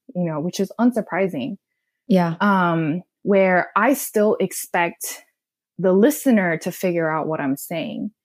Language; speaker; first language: English; non-native, fluent; Korean